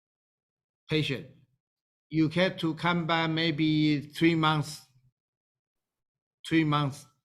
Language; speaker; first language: English; non-native, learner; Chinese